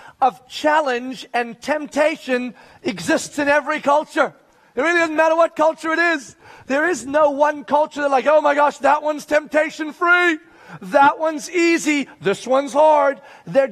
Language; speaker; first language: English; native; English